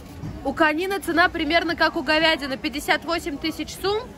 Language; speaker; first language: Russian; native; Russian